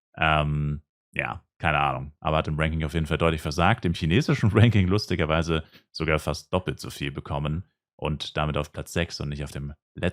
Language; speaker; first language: German; native; German